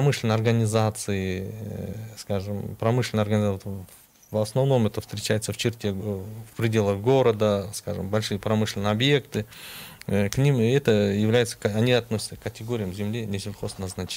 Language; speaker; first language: Russian; non-native, local second language; Kyrgyz